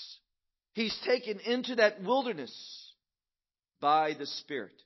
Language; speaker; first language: English; native; English